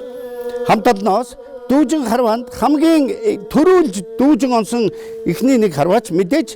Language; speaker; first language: Mongolian; native; Mongolian